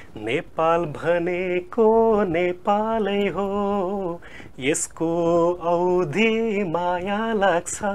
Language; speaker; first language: Nepali; native; Nepali